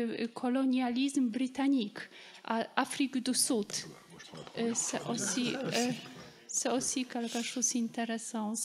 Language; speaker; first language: French; non-native, learner; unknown